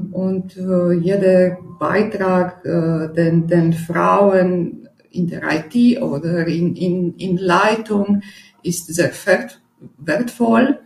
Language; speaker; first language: German; non-native, fluent; Romanian